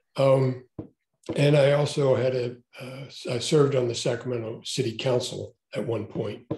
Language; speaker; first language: English; native; English